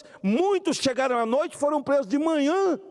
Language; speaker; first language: Portuguese; native; Portuguese